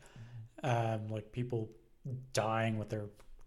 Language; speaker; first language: English; native; English